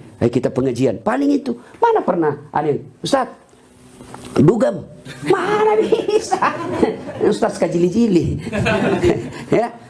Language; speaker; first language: Indonesian; non-native, local second language; Buginese